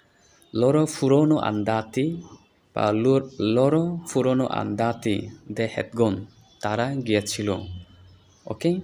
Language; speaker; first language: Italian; non-native, fluent; Bangla